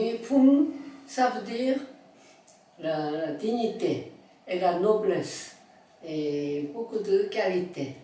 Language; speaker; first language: French; non-native, fluent; Korean